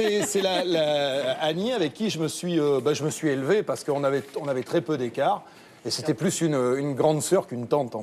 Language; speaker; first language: French; native; French